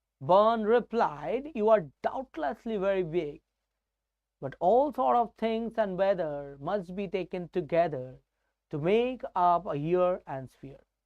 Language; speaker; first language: English; non-native, local second language; Bangla